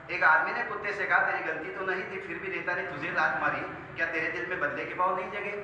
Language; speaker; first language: Hindi; non-native, local second language; Marathi